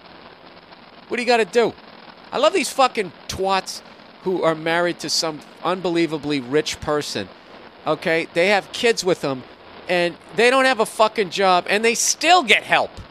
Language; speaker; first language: English; native; English